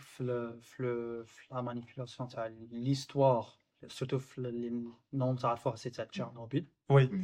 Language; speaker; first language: French; non-native, local second language; Arabic